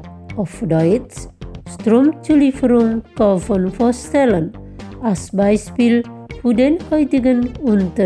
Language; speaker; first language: German; non-native, fluent; Indonesian